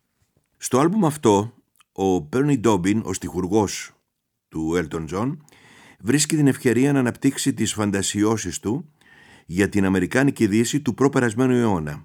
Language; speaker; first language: Greek; native; Greek